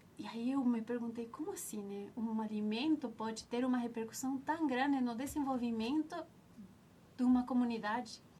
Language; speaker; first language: Portuguese; non-native, fluent; Spanish